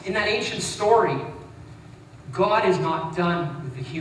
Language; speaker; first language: English; native; English